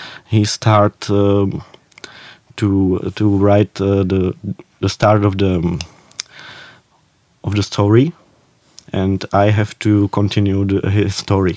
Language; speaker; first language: English; non-native, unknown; Czech